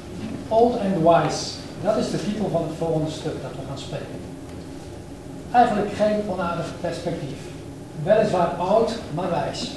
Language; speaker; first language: Dutch; native; Dutch